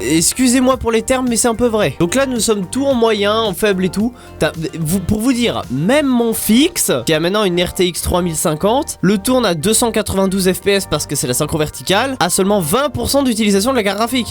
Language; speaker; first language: French; native; French